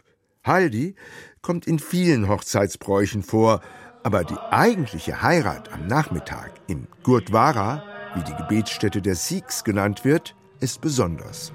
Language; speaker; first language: German; native; German